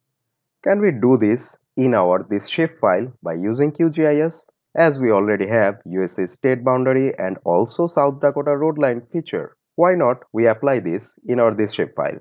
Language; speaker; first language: English; non-native, local second language; Bangla